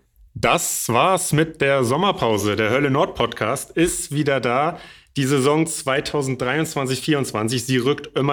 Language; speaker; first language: German; native; German